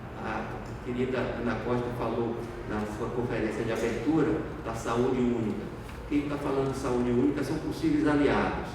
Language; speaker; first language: Portuguese; native; Portuguese